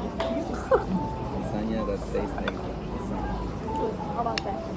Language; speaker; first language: English; non-native, learner; Korean